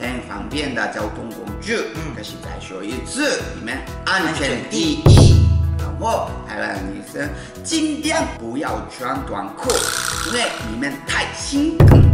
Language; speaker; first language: Chinese; non-native, fluent; Japanese